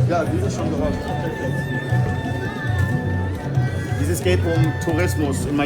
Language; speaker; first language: German; non-native, learner; Catalan